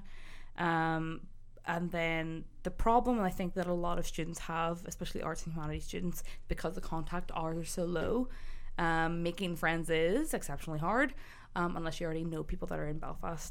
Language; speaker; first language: English; native; English